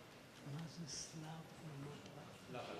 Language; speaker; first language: Hebrew; non-native, fluent; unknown